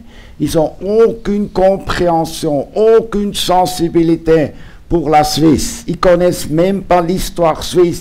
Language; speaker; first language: French; non-native, local second language; German